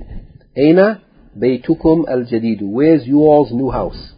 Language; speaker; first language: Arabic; non-native, fluent; English